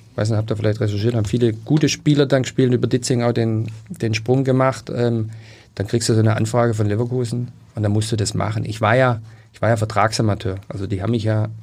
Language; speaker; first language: German; native; German